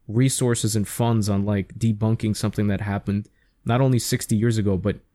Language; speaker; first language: English; native; English